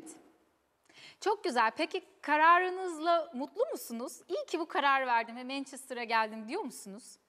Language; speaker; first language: Turkish; native; Turkish